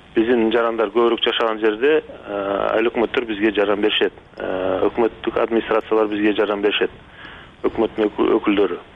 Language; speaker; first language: Kyrgyz; native; Kyrgyz